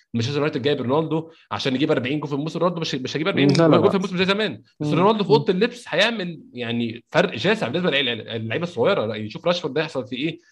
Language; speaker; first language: Arabic; native; Arabic